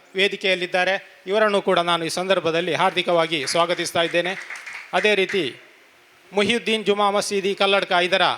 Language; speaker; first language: Kannada; non-native, local second language; Badaga